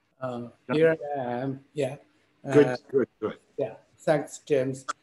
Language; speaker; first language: English; non-native, fluent; Chinese